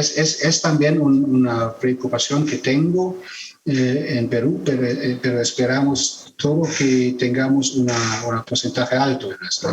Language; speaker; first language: Spanish; non-native, fluent; German